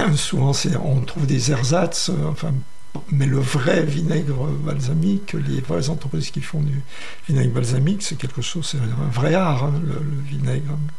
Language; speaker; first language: French; native; French